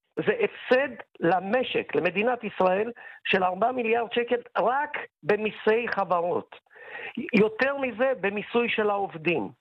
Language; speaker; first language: Hebrew; native; Hebrew